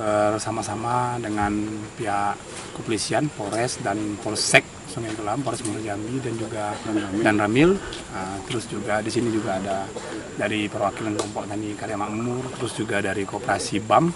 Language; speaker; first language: Indonesian; native; Indonesian